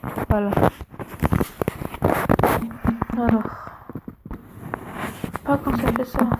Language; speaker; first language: French; native; French